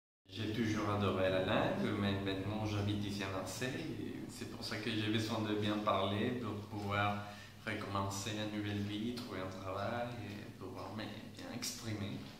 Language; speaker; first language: French; non-native, fluent; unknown